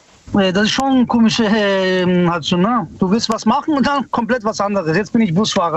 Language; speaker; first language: German; early bilingual, other home language; Italian